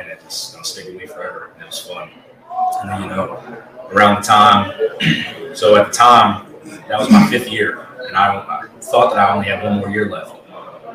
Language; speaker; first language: English; native; English